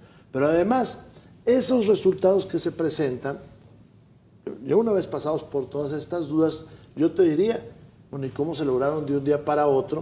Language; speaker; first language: Spanish; native; Spanish